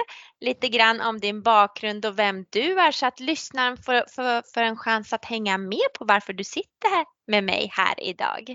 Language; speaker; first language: Swedish; native; Swedish